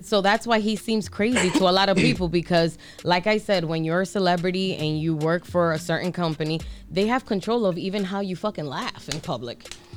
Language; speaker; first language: English; early bilingual, other home language; Spanish